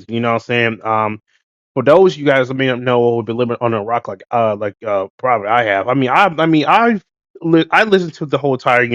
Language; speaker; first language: English; native; English